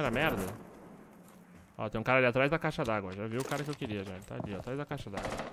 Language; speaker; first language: Portuguese; native; Portuguese